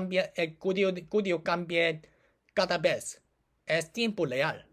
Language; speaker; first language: Spanish; non-native, learner; Korean